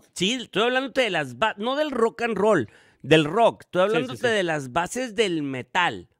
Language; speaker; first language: Spanish; native; Spanish